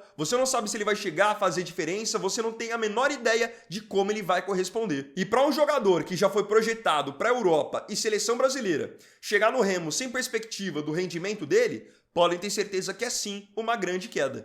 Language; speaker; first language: Portuguese; native; Portuguese